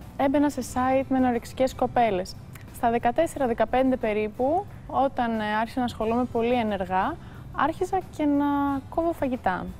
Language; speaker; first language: Greek; early bilingual, heritage; Greek